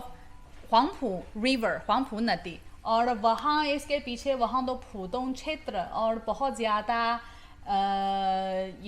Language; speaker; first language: Hindi; non-native, fluent; Chinese